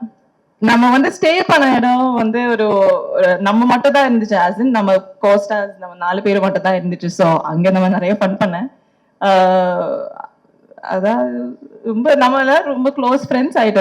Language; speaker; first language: Tamil; non-native, local second language; Malayalam